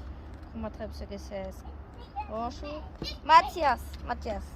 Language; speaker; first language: Romanian; early bilingual, heritage; Romanian